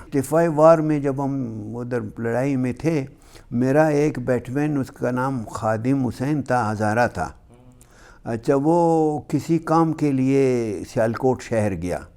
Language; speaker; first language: Urdu; non-native, local second language; Hazaragi